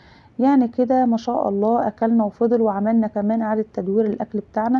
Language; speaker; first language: Arabic; native; Arabic